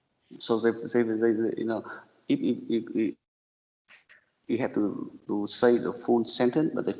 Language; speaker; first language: English; non-native, learner; Vietnamese